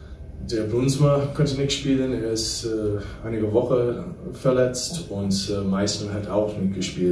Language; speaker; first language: German; non-native, fluent; English